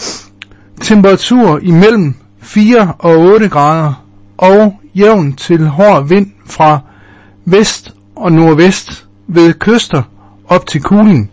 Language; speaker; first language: Danish; native; Danish